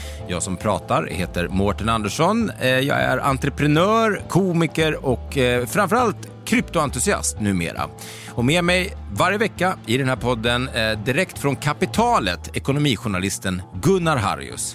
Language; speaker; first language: Swedish; native; Swedish